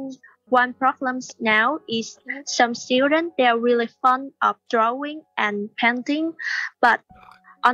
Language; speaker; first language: English; non-native, learner; Vietnamese